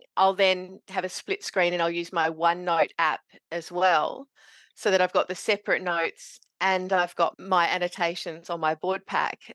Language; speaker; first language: English; native; English